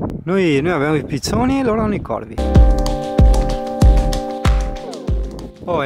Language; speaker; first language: Italian; native; Italian